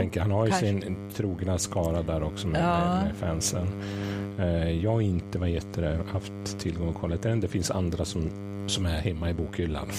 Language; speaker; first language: Swedish; native; Swedish